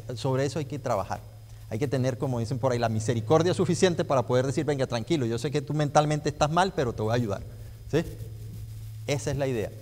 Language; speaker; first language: Spanish; native; Spanish